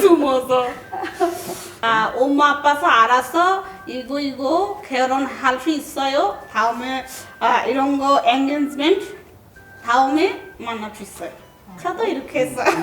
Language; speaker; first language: Korean; non-native, learner; Bangla